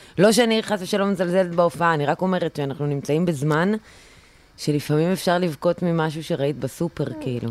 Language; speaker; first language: Hebrew; native; Hebrew